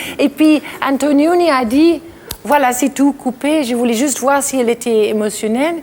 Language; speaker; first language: French; non-native, fluent; English